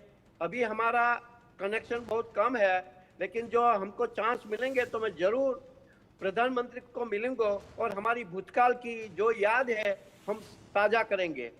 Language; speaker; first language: Hindi; non-native, local second language; Gujarati